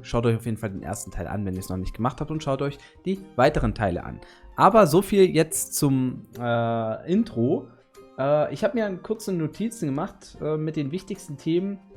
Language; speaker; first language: German; native; German